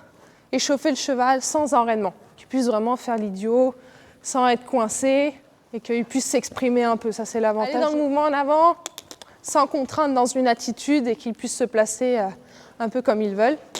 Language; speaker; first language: French; native; French